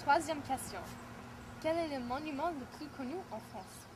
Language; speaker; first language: French; non-native, learner; English